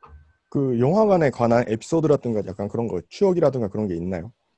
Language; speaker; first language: Korean; non-native, fluent; Japanese